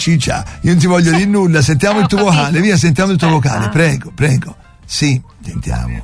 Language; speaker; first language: Italian; native; Italian